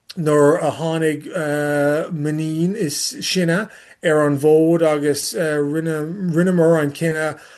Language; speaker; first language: Irish; non-native, learner; English